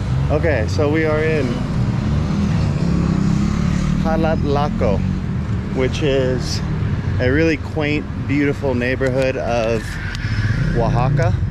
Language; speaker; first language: English; native; English